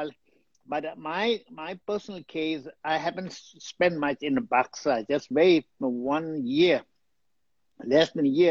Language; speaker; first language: English; non-native, local second language; Tibetan